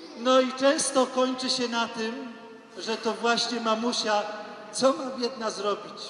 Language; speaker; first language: Polish; native; Polish